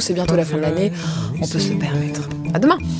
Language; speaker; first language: French; native; French